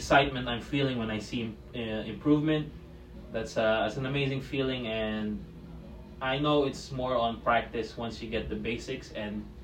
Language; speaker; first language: English; non-native, local second language; Filipino